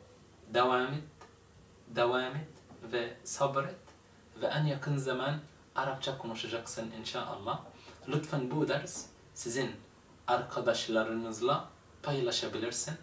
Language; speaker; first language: Turkish; non-native, fluent; Arabic